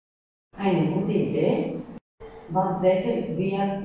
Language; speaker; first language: German; non-native, learner; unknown